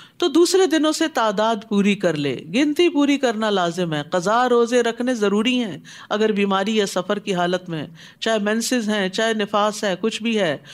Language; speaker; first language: Urdu; native; Urdu